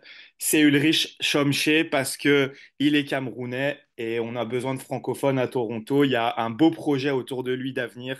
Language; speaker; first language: French; native; French